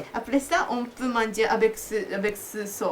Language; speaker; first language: French; non-native, learner; Japanese